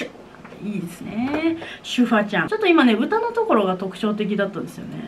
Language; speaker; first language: Japanese; native; Japanese